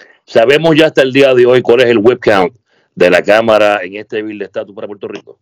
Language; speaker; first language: Spanish; native; Spanish